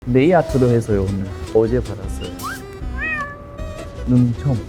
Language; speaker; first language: Korean; non-native, learner; Chinese